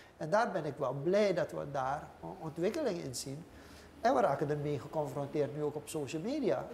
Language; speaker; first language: Dutch; native; Dutch